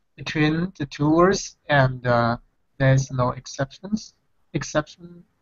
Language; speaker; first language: English; non-native, fluent; Chinese